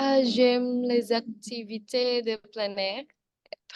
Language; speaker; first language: French; non-native, learner; Indonesian